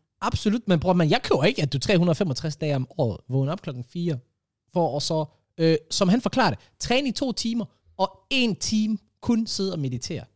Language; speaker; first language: Danish; early bilingual, other home language; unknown